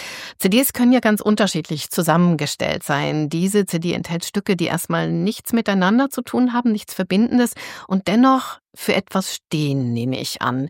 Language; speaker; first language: German; native; German